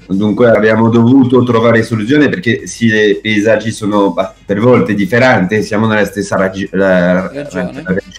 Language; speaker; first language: Italian; non-native, fluent; French